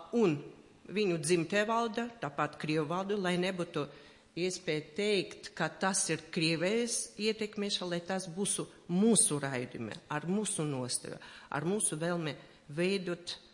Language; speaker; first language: Latvian; non-native, local second language; Russian